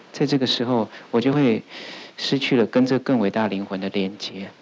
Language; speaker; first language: Chinese; native; Chinese